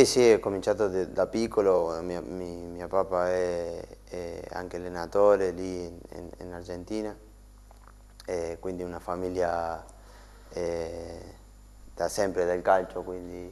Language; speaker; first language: Italian; non-native, learner; Spanish